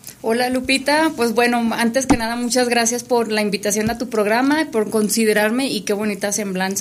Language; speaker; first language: Spanish; native; Spanish